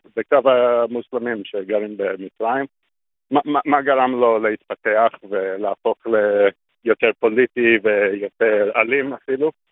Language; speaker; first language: Hebrew; non-native, fluent; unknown